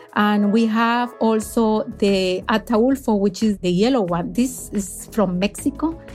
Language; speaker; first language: English; non-native, fluent; Spanish